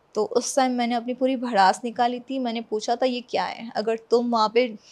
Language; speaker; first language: Hindi; non-native, local second language; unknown